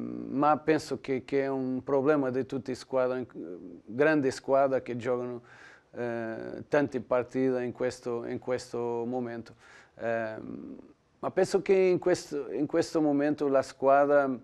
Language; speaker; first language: Italian; non-native, learner; Portuguese